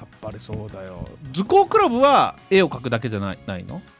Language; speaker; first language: Japanese; native; Japanese